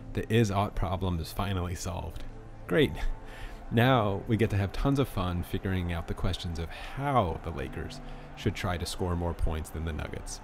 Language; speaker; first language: English; native; English